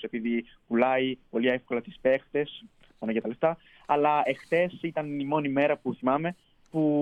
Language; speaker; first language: Greek; early bilingual, heritage; Greek